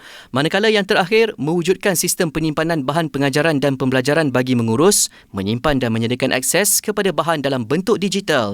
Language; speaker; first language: Malay; native; Malay